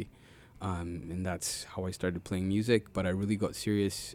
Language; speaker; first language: English; non-native, local second language; Ganda